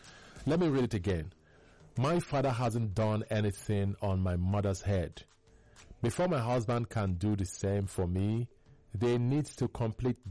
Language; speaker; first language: English; non-native, local second language; Igbo